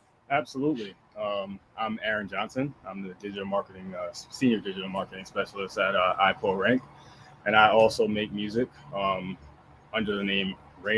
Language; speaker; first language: English; native; English